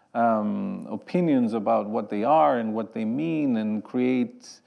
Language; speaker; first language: English; non-native, fluent; Greek